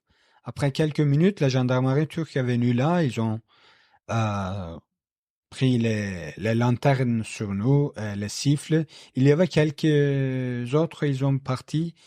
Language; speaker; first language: French; non-native, learner; Kurdish